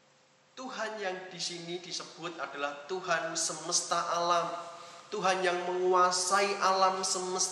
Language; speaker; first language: Indonesian; native; Indonesian